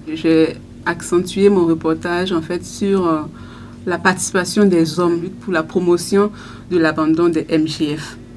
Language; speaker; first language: French; non-native, local second language; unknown